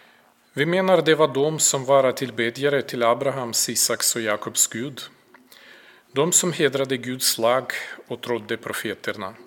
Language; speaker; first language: Swedish; non-native, fluent; Russian